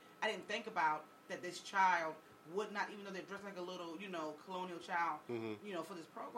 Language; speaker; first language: English; native; English